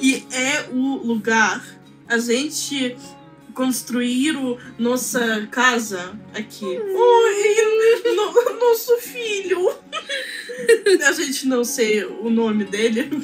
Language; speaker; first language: Portuguese; non-native, learner; Russian